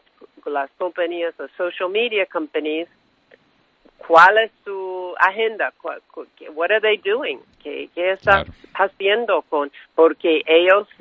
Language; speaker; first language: Spanish; non-native, fluent; English